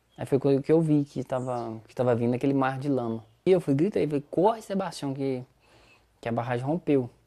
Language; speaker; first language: Portuguese; native; Portuguese